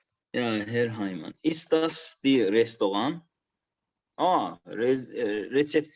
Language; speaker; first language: German; non-native, learner; Azerbaijani